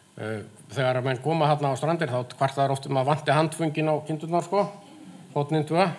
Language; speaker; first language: Icelandic; native; Icelandic